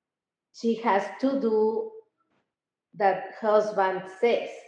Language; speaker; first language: English; non-native, learner; Spanish